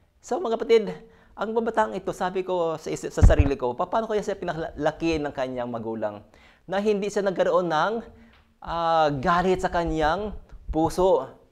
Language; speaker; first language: Filipino; native; Filipino